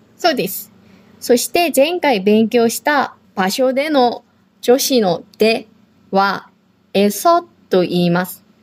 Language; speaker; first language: Japanese; non-native, fluent; Korean